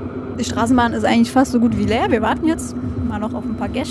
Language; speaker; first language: German; native; German